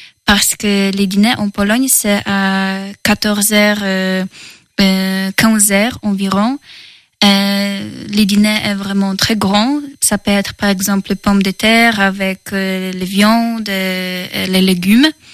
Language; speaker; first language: French; non-native, fluent; Polish